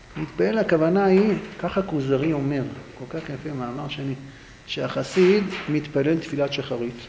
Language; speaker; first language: Hebrew; native; Hebrew